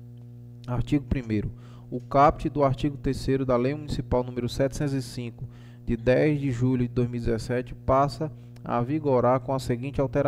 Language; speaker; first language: Portuguese; native; Portuguese